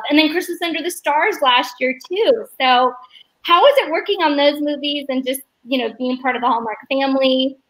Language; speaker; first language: English; native; English